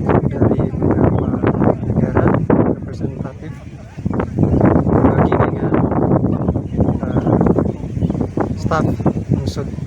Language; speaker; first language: Indonesian; non-native, fluent; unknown